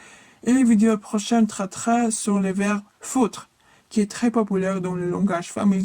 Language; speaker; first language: French; non-native, fluent; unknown